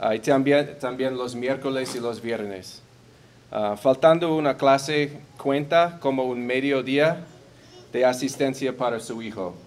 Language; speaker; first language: Spanish; non-native, fluent; English